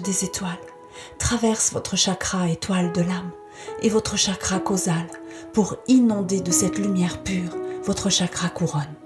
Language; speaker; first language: French; native; French